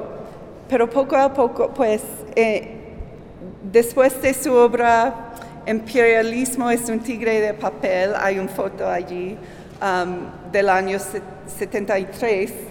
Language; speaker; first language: Spanish; non-native, fluent; English